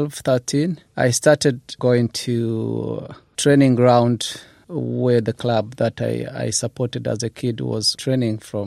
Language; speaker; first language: English; non-native, local second language; Kinyarwanda